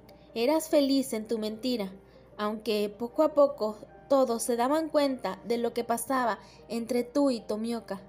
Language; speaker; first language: Spanish; native; Spanish